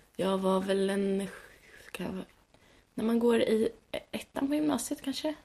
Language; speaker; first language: Swedish; native; Swedish